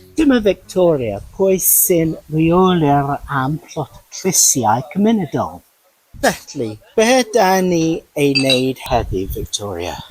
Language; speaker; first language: Welsh; non-native, learner; English